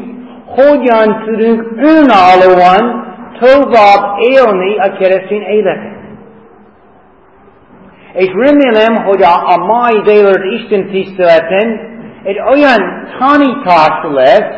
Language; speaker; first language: Hungarian; non-native, fluent; English